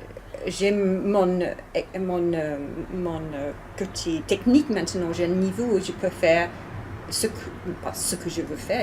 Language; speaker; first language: French; non-native, learner; English